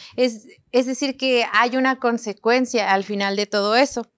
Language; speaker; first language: Spanish; native; Spanish